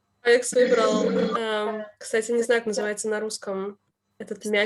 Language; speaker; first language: Russian; native; Russian